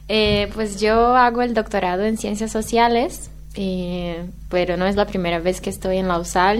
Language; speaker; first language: Spanish; non-native, fluent; Portuguese